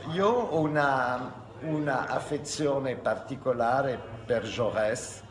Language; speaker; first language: Italian; non-native, fluent; French